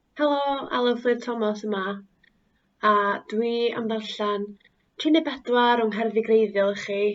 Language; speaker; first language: Welsh; native; Welsh